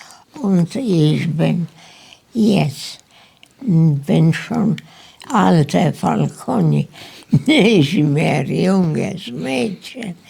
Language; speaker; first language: German; non-native, learner; Polish